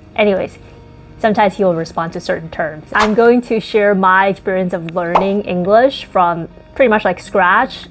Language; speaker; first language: English; early bilingual, other home language; Chinese